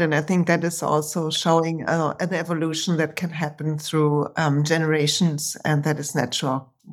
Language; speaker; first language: English; non-native, fluent; German